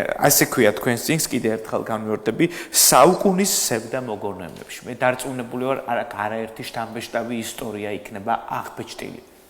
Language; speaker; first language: Georgian; native; Georgian